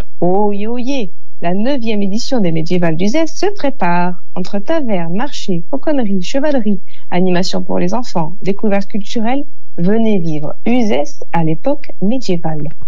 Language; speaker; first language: French; native; French